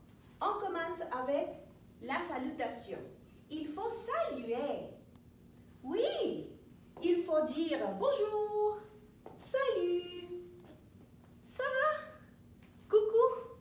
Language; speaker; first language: French; non-native, fluent; Spanish